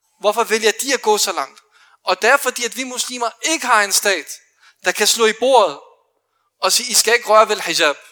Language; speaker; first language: Danish; early bilingual, other home language; Arabic